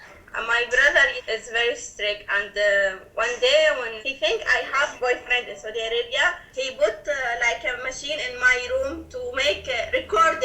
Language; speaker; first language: English; non-native, learner; Arabic